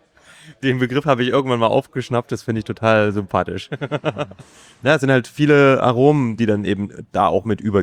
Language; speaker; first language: German; native; German